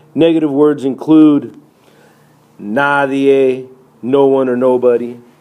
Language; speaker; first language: English; native; English